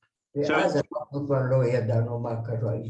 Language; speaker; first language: Hebrew; non-native, fluent; Hungarian